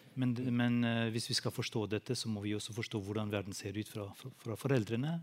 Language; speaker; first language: Norwegian; non-native, fluent; Albanian